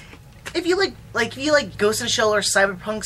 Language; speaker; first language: English; native; English